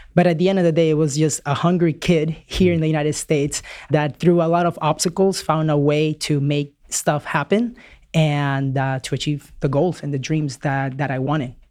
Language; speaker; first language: English; early bilingual, other home language; Spanish